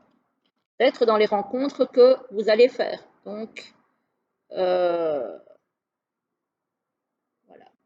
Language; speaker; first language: French; native; French